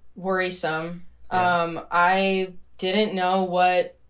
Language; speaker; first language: English; early bilingual, other home language; Ukrainian